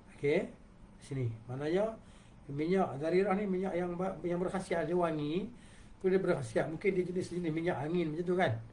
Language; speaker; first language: Malay; native; Malay